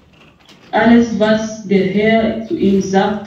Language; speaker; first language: German; non-native, fluent; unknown